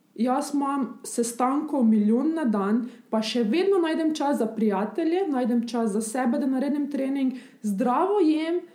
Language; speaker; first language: Slovenian; early bilingual, other home language; Bosnian